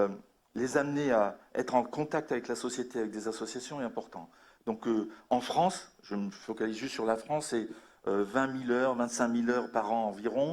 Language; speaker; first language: French; native; French